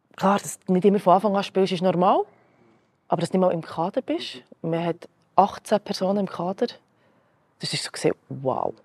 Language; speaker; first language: German; early bilingual, other home language; Croatian